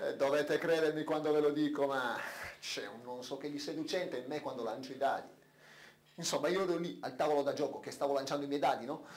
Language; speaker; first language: Italian; native; Italian